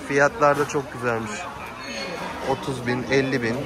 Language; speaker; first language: Turkish; native; Turkish